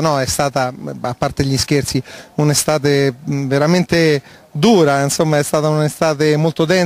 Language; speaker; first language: Italian; native; Italian